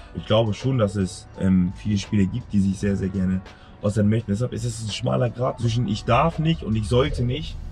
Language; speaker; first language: German; native; German